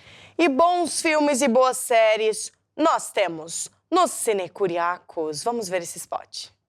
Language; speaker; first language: Portuguese; native; Portuguese